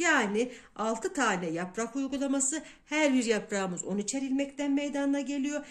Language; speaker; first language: Turkish; native; Turkish